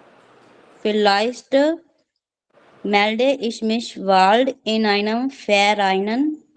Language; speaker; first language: German; non-native, learner; Hindi